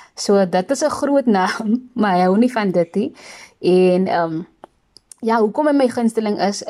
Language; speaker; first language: Afrikaans; native; Afrikaans